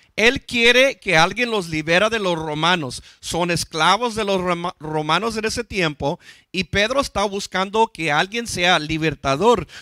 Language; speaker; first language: Spanish; non-native, fluent; English